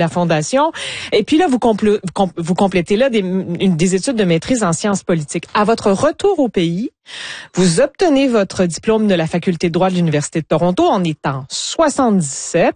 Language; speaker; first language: French; native; French